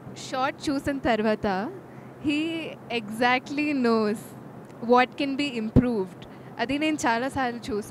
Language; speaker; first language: Telugu; non-native, fluent; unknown